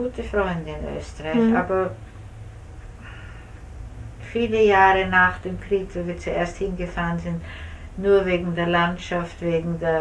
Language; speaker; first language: German; native; German